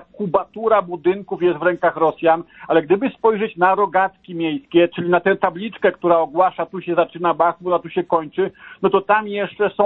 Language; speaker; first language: Polish; native; Polish